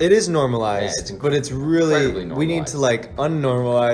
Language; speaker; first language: English; native; English